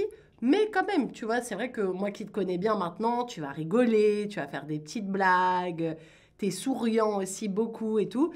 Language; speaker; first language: French; native; French